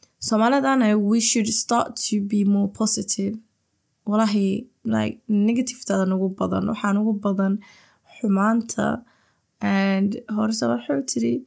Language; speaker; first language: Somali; early bilingual, heritage; Somali